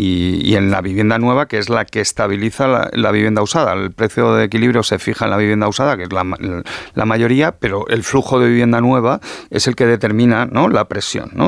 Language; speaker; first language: Spanish; native; Spanish